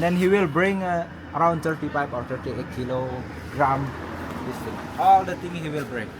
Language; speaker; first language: English; non-native, learner; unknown